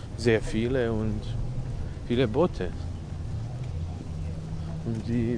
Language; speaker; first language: German; non-native, fluent; Serbian